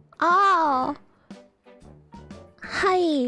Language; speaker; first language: Japanese; non-native, fluent; Korean